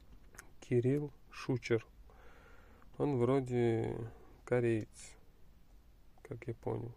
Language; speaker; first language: Russian; non-native, fluent; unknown